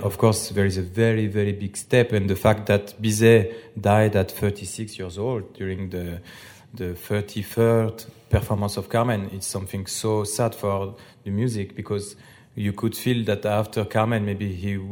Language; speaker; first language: English; non-native, fluent; French